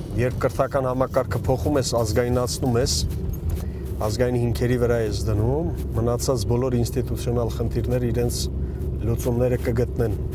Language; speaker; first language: Armenian; early bilingual, heritage; Armenian